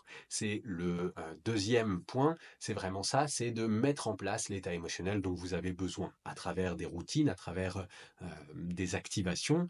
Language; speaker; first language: French; native; French